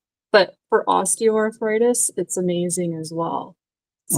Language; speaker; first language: English; native; English